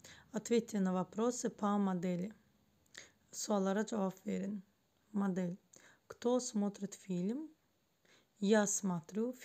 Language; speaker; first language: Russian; non-native, fluent; Azerbaijani